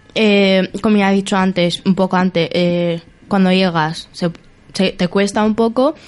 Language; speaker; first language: Spanish; early bilingual, other home language; Arabic